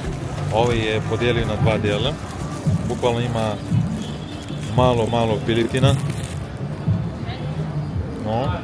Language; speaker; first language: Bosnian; early bilingual, heritage; Bosnian